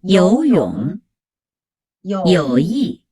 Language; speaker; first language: Chinese; non-native, learner; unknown